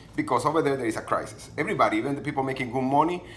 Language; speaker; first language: English; non-native, fluent; Spanish